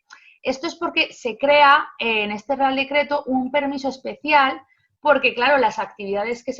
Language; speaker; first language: Spanish; native; Spanish